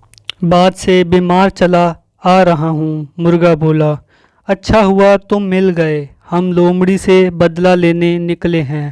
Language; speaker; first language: Urdu; native; Urdu